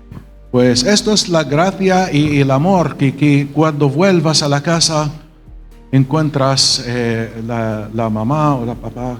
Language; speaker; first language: Spanish; non-native, fluent; Arabic